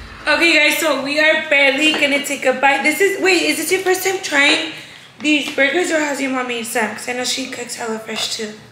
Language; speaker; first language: English; early bilingual, other home language; Spanish